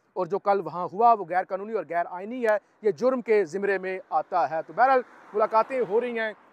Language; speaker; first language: Urdu; native; Urdu